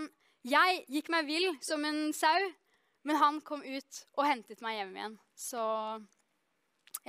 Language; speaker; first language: Norwegian; native; Norwegian